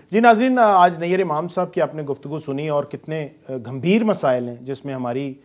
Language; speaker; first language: Urdu; native; Urdu